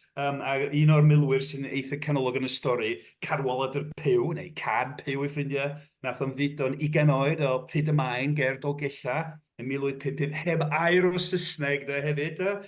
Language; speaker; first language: Welsh; non-native, fluent; English